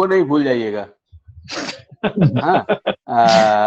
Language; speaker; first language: Hindi; native; Hindi